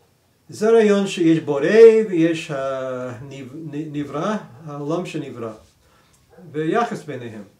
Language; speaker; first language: Hebrew; non-native, fluent; English